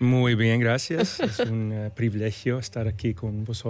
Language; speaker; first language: Spanish; non-native, learner; English